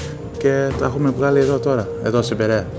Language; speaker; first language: Greek; early bilingual, heritage; Greek